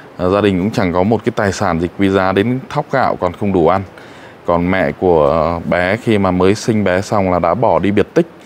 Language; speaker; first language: Vietnamese; non-native, local second language; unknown